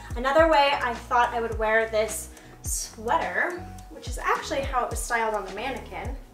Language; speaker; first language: English; native; English